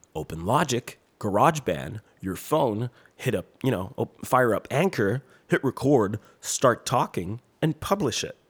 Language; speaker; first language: English; non-native, fluent; French